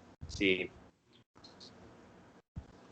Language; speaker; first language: Spanish; non-native, learner; English